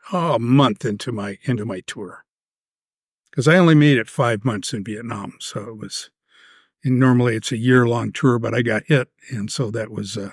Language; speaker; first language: English; native; English